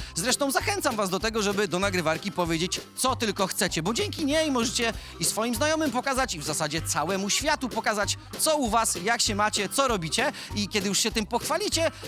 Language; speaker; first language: Polish; native; Polish